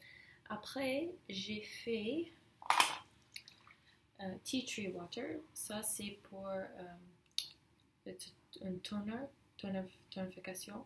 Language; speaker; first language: French; non-native, learner; English